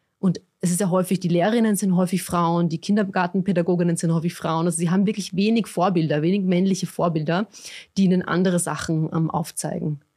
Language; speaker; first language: German; early bilingual, other home language; Bosnian